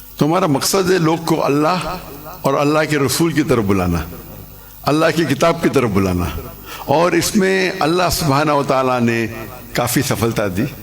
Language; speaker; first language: Urdu; non-native, local second language; English